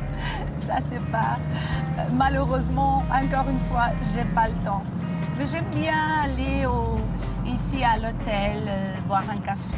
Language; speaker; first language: French; non-native, fluent; Portuguese